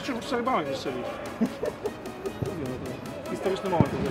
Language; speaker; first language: Polish; native; Polish